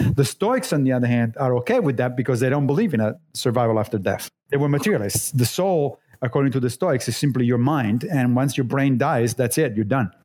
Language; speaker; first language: English; non-native, fluent; Italian